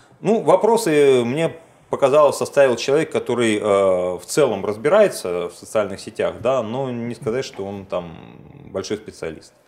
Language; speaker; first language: Russian; native; Russian